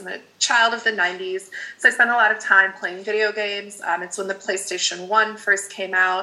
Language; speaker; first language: English; non-native, fluent; Dutch